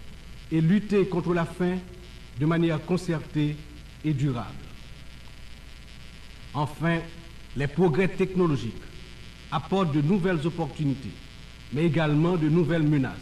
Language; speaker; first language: French; non-native, local second language; Haitian Creole